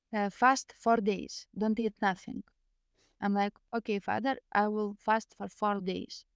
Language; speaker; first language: English; non-native, fluent; Lithuanian